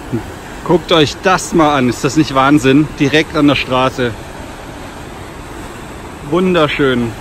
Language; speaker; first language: German; native; German